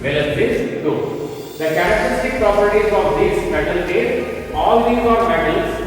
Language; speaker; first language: English; non-native, local second language; Kannada